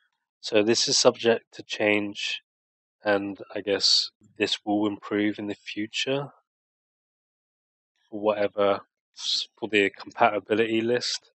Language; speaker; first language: English; native; English